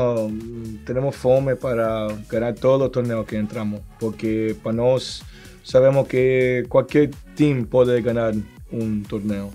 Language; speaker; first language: Portuguese; non-native, learner; Spanish